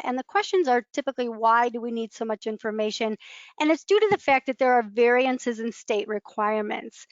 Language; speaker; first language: English; native; English